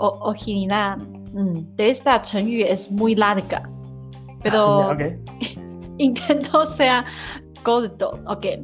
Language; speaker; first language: Spanish; non-native, learner; Chinese